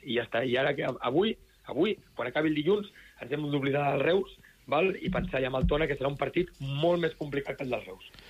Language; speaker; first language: Catalan; native; Catalan